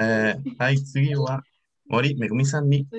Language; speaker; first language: Japanese; non-native, learner; Spanish